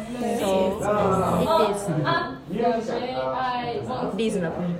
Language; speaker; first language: English; non-native, learner; Japanese